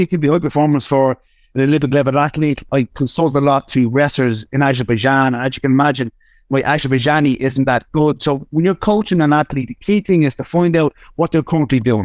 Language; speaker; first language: English; native; English